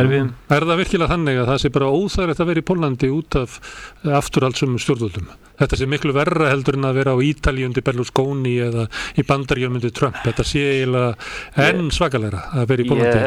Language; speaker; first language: Icelandic; native; Icelandic